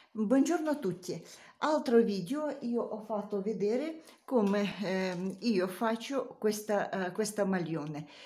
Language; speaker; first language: Italian; non-native, learner; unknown